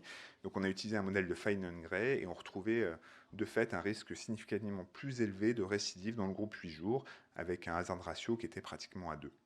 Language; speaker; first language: French; native; French